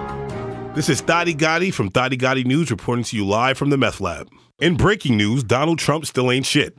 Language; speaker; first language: English; native; English